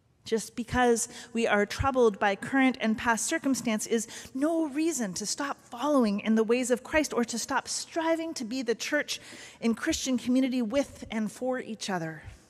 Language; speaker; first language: English; native; English